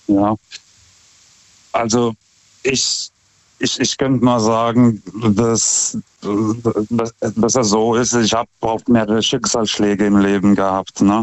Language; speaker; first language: German; non-native, fluent; Lithuanian